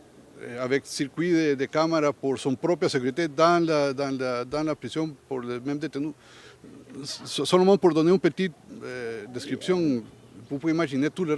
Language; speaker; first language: French; non-native, learner; Spanish